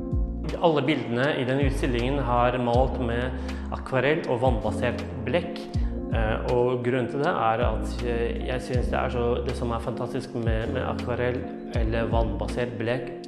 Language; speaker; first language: Norwegian; non-native, fluent; Kurdish